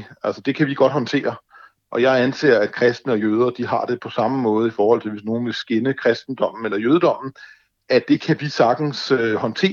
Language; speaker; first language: Danish; native; Danish